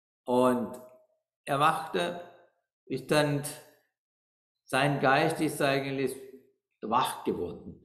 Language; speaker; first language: German; non-native, learner; Sinhala